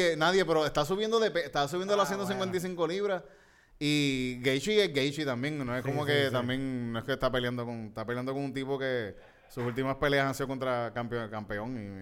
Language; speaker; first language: Spanish; native; Spanish